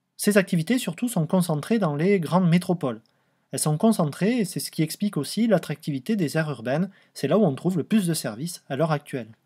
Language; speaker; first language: French; native; French